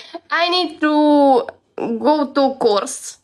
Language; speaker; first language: English; non-native, learner; Russian